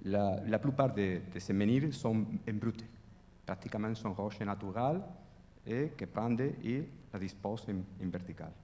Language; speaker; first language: French; non-native, fluent; Spanish